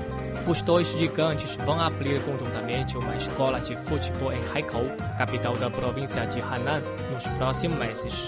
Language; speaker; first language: Portuguese; non-native, fluent; Chinese